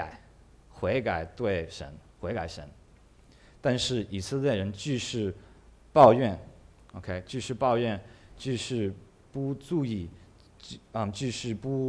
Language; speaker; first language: Chinese; early bilingual, heritage; English